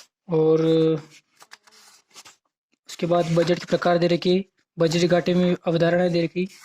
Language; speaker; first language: Hindi; native; Hindi